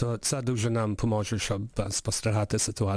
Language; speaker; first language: Ukrainian; early bilingual, heritage; Ukrainian